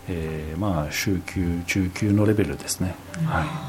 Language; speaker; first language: Japanese; non-native, fluent; French